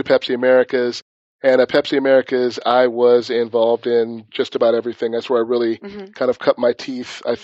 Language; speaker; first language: English; native; English